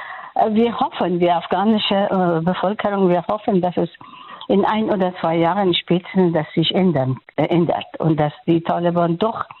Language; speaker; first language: German; non-native, fluent; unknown